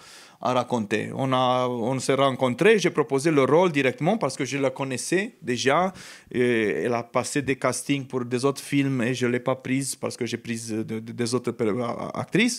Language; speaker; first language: French; non-native, fluent; Romanian